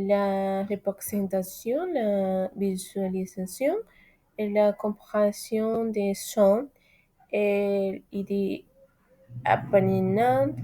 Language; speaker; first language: French; non-native, learner; Spanish